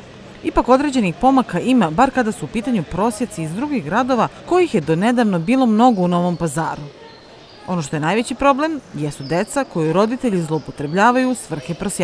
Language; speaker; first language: Serbian; native; Serbian